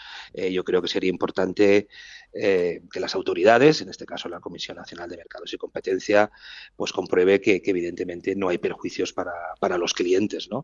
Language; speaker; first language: Spanish; native; Spanish